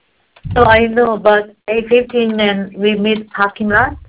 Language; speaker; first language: English; non-native, learner; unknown